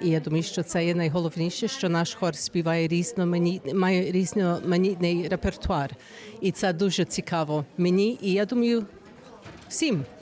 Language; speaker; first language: Ukrainian; early bilingual, heritage; Ukrainian